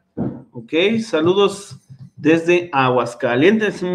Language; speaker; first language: Spanish; native; Spanish